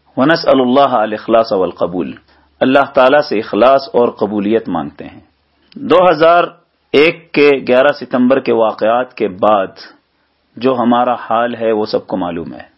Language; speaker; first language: Urdu; native; Urdu